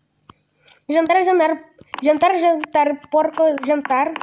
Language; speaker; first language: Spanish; non-native, learner; Portuguese